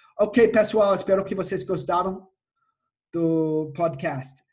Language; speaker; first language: Portuguese; non-native, fluent; English